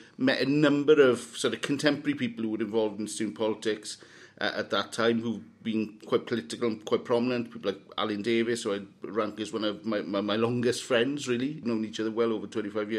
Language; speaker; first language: English; native; English